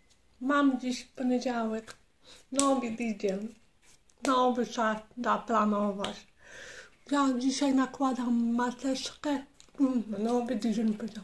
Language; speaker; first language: Polish; non-native, learner; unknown